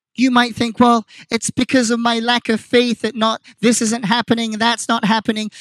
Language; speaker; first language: English; non-native, fluent; Korean